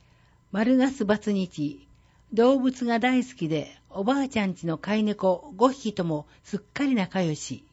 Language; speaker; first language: Japanese; native; Japanese